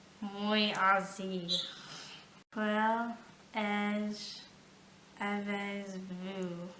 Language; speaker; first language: French; non-native, learner; English